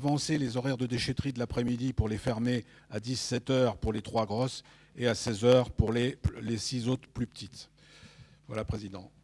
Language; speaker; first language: French; native; French